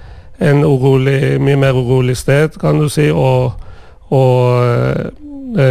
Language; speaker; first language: Swedish; non-native, fluent; Persian